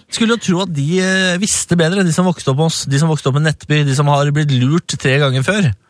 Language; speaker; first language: Norwegian; native; Norwegian